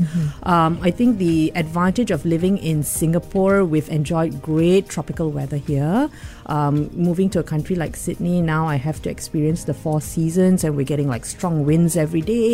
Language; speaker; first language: English; non-native, local second language; Tamil